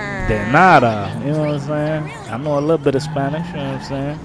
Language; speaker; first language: English; native; English